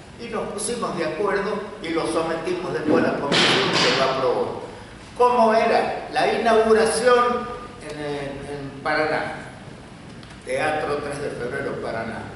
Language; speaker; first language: Spanish; native; Spanish